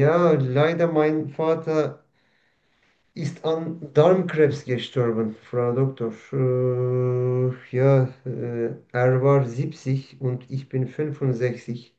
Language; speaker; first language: German; non-native, learner; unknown